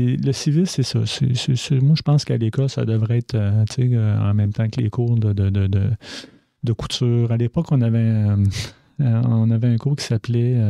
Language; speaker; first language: French; native; French